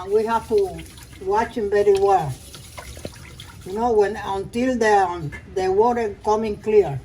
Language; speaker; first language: English; non-native, learner; Spanish